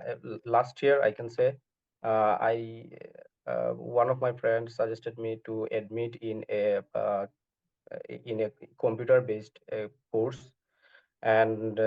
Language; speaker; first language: English; non-native, learner; Bangla